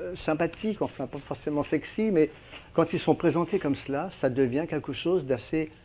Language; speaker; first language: French; native; French